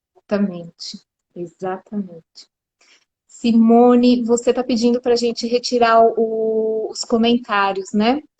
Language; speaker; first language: Portuguese; native; Portuguese